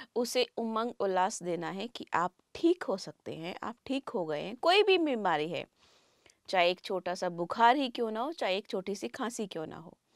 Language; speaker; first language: Hindi; native; Hindi